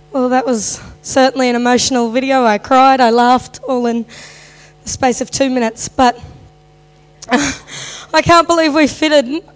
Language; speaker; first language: English; native; English